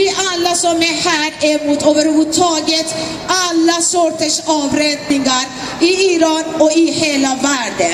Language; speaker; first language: Swedish; non-native, fluent; Persian